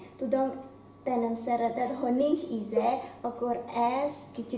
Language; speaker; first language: Hungarian; non-native, learner; Indonesian